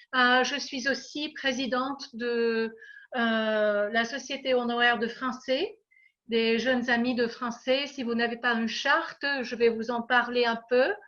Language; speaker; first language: French; non-native, fluent; English